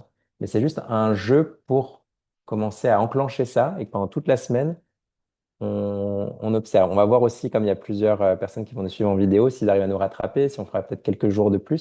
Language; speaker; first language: French; native; French